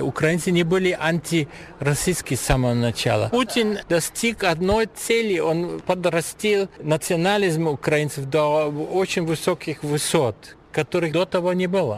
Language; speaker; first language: Russian; non-native, fluent; German